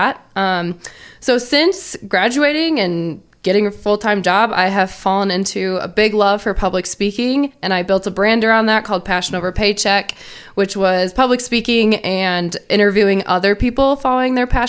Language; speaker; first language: English; native; English